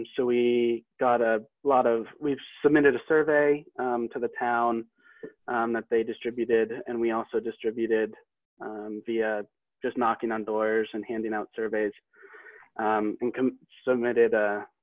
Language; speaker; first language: English; native; English